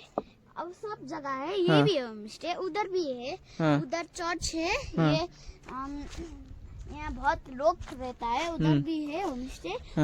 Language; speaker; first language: Hindi; non-native, local second language; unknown